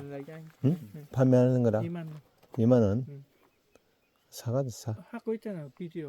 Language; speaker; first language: Korean; native; Korean